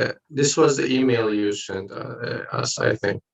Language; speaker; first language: English; non-native, fluent; Turkish